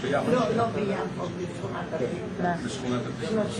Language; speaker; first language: Hebrew; non-native, fluent; Polish